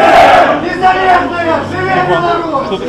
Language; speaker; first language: Belarusian; non-native, local second language; Russian